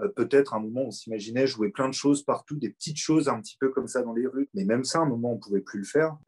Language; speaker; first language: French; native; French